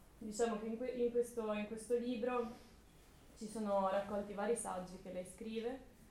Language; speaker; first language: Italian; native; Italian